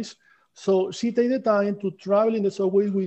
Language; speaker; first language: English; non-native, fluent; Spanish